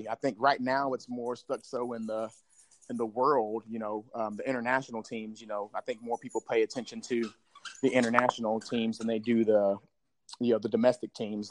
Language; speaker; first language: English; native; English